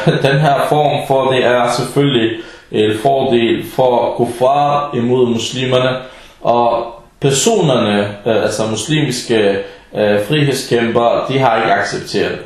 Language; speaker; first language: Danish; early bilingual, other home language; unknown